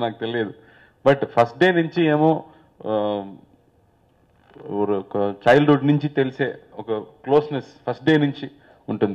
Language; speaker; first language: Telugu; non-native, learner; Tamil